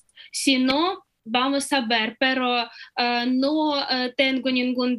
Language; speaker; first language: Spanish; non-native, fluent; Ukrainian